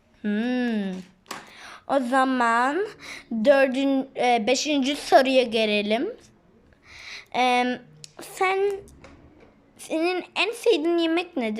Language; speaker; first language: Turkish; non-native, learner; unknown